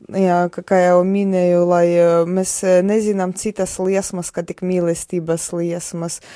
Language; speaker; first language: Latvian; non-native, fluent; Polish